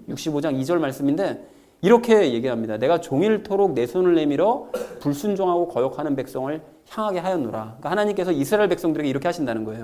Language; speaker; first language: Korean; native; Korean